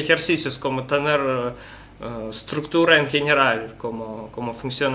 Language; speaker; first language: Spanish; non-native, learner; Russian